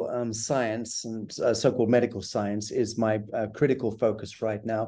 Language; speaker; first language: English; native; English